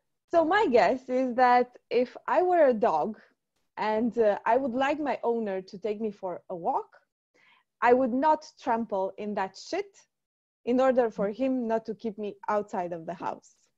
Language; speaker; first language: English; non-native, fluent; Romanian